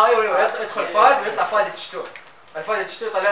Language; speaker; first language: Arabic; native; Arabic